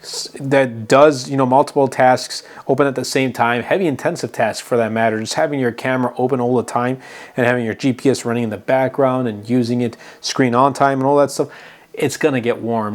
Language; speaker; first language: English; native; English